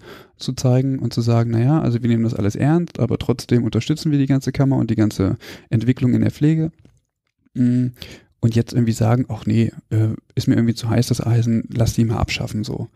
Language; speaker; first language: German; native; German